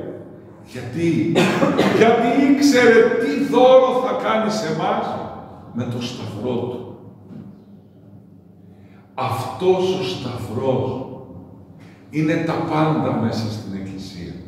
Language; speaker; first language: Greek; native; Greek